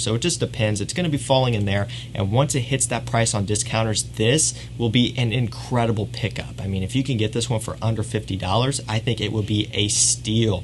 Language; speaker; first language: English; native; English